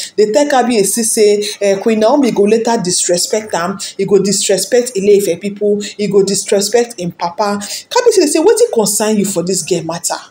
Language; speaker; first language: Nigerian Pidgin; non-native, local second language; Yoruba